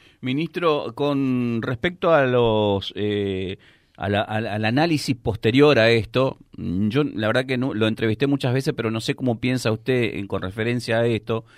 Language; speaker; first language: Spanish; native; Spanish